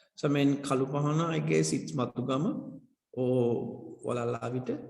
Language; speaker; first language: English; non-native, local second language; Sinhala